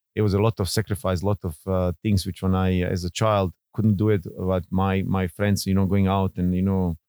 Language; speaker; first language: English; non-native, fluent; Bosnian